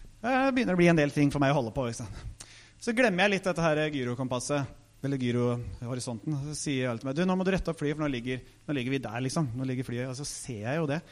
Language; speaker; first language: Norwegian; native; Norwegian